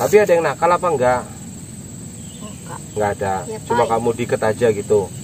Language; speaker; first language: Indonesian; native; Indonesian